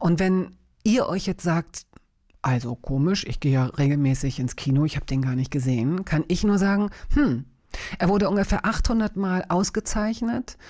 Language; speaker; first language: German; native; German